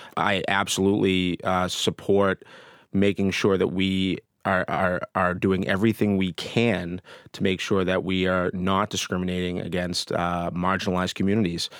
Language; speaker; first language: English; native; English